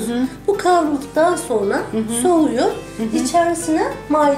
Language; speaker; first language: Turkish; native; Turkish